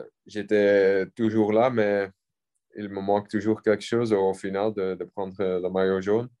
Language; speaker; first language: French; non-native, local second language; Dutch